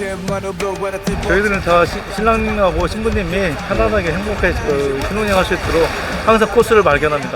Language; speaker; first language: Korean; native; Korean